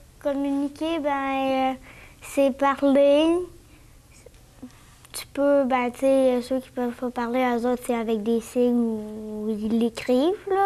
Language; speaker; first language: French; native; French